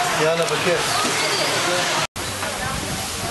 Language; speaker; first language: Hebrew; native; Hebrew